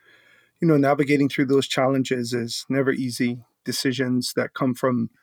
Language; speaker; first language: English; native; English